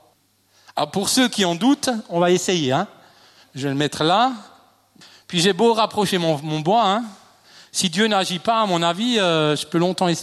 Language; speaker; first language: French; native; French